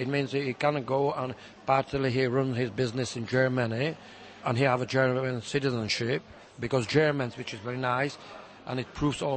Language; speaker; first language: English; non-native, fluent; Czech